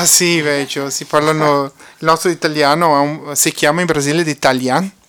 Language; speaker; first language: Italian; non-native, fluent; Portuguese